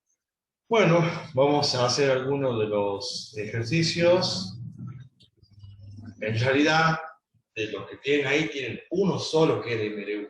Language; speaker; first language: Spanish; native; Spanish